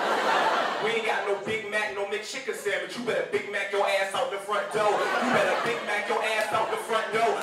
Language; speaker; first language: English; native; English